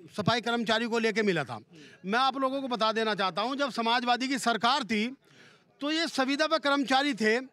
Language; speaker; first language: Hindi; native; Hindi